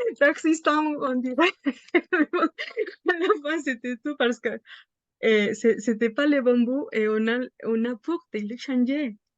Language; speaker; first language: French; non-native, fluent; Spanish